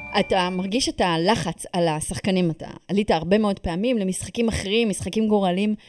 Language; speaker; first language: Hebrew; native; Hebrew